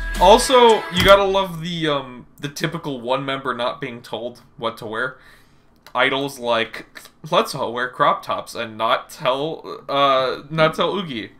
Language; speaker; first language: English; native; English